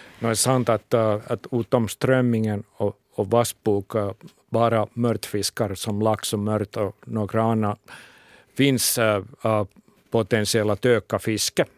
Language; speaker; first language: Swedish; non-native, local second language; Finnish